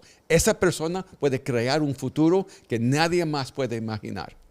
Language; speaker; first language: Spanish; early bilingual, heritage; Spanish